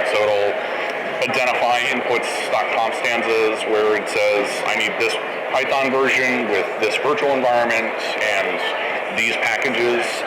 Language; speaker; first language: English; native; English